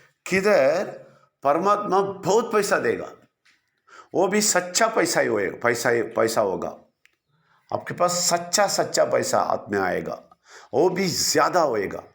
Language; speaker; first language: Hindi; non-native, local second language; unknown